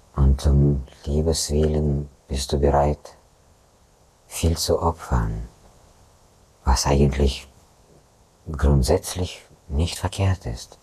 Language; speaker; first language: German; non-native, fluent; Russian